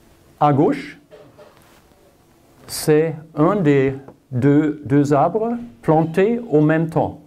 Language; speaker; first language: French; non-native, learner; German